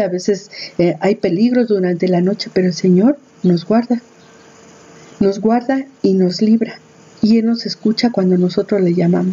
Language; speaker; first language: Spanish; native; Spanish